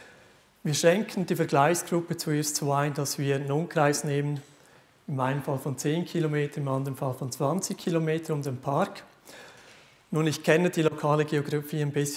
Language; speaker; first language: German; native; German